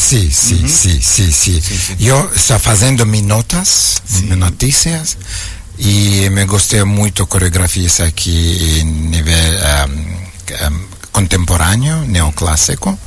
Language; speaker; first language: Portuguese; non-native, learner; Ukrainian